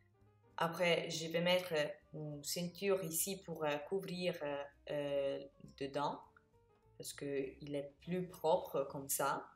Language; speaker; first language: French; non-native, fluent; Italian